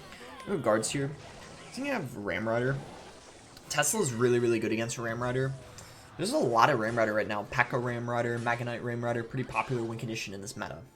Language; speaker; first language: English; native; English